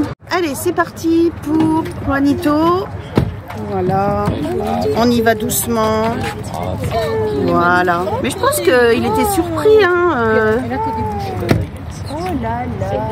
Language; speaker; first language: French; native; French